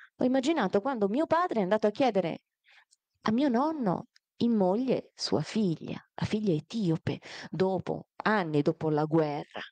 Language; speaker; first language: Italian; early bilingual, other home language; Amharic